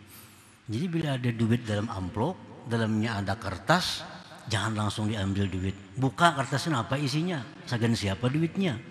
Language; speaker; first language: Indonesian; non-native, local second language; Banjar